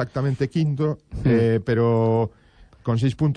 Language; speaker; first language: Spanish; native; Spanish